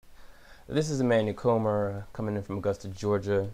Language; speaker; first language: English; native; English